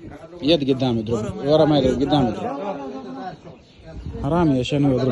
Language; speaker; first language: Arabic; non-native, learner; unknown